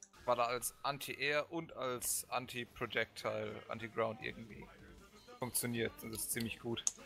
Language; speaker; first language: German; native; German